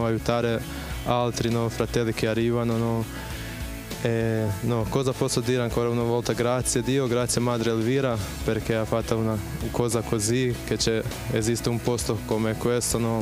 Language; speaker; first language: Italian; non-native, fluent; Bosnian